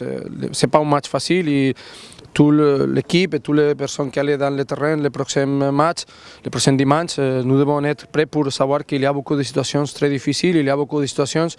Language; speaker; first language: French; non-native, learner; Spanish